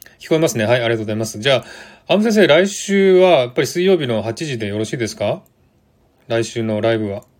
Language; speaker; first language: Japanese; native; Japanese